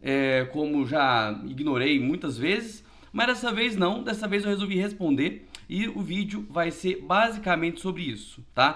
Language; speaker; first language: Portuguese; native; Portuguese